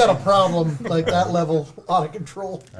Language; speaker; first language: English; native; English